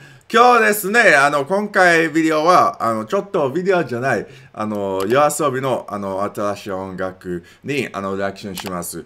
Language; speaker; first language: Japanese; non-native, learner; English